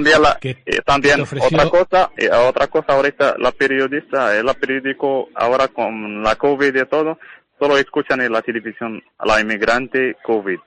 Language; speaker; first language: Spanish; non-native, learner; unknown